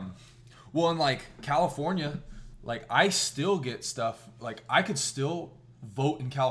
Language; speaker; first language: English; native; English